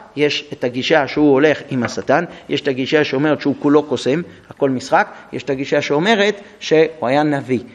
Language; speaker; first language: Hebrew; non-native, fluent; English